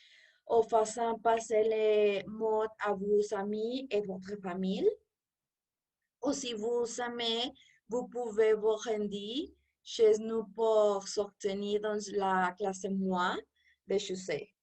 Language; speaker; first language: French; non-native, learner; Spanish